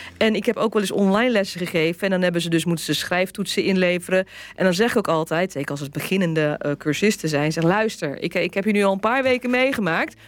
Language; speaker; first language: Dutch; native; Dutch